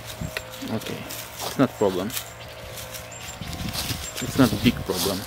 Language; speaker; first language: English; non-native, learner; Russian